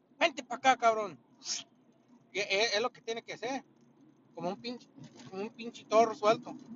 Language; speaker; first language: Spanish; early bilingual, heritage; Spanish